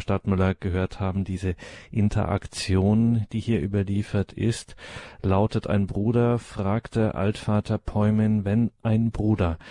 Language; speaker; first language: German; native; German